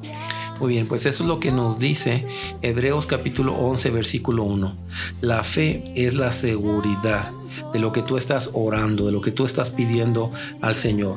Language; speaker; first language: Spanish; native; Spanish